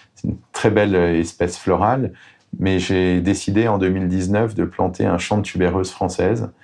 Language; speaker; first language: French; native; French